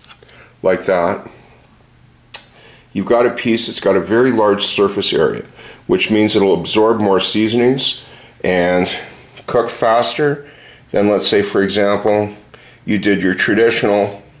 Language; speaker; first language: English; native; English